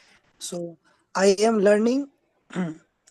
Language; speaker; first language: English; non-native, learner; Hindi